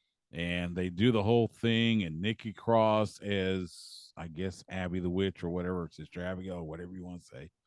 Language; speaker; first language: English; native; English